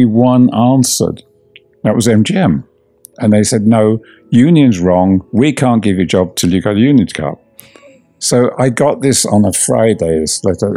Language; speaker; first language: English; native; English